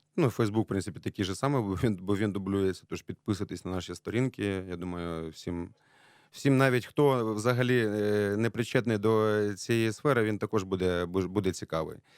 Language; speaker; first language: Ukrainian; native; Ukrainian